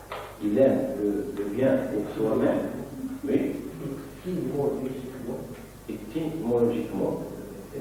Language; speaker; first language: French; non-native, local second language; Arabic